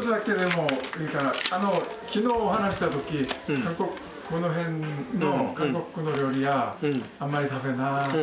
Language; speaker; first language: Japanese; non-native, learner; Korean